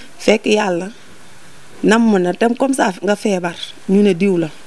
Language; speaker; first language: Wolof; native; Wolof